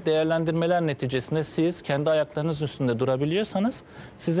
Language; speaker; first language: Turkish; native; Turkish